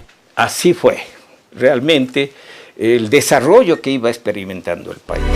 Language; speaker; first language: Spanish; native; Spanish